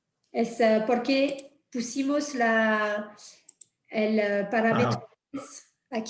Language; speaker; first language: Spanish; non-native, fluent; French